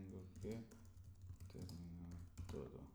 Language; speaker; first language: Spanish; non-native, fluent; English